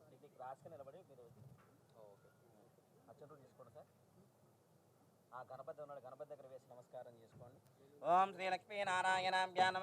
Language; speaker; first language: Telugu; native; Telugu